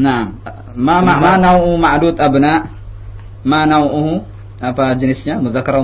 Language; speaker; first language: Arabic; non-native, fluent; Indonesian